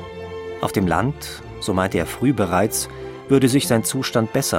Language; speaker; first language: German; native; German